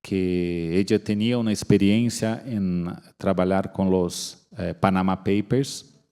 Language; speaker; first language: Spanish; non-native, fluent; Portuguese